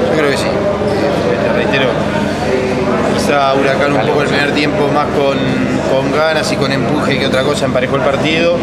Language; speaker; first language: Spanish; native; Spanish